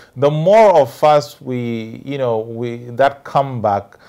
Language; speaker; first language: English; non-native, local second language; Ewe